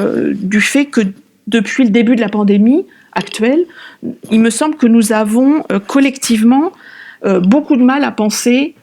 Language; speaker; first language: French; native; French